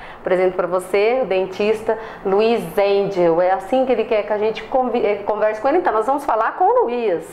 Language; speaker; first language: Portuguese; native; Portuguese